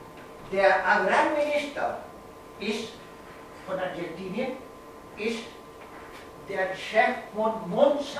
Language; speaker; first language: German; non-native, fluent; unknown